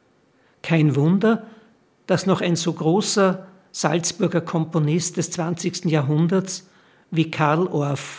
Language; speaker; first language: German; native; German